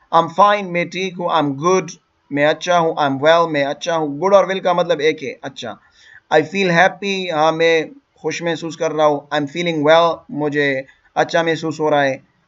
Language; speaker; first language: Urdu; non-native, local second language; Pashto